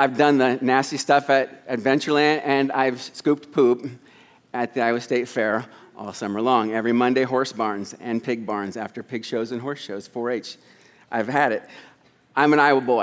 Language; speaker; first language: English; native; English